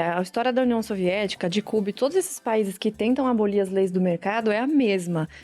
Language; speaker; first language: Portuguese; native; Portuguese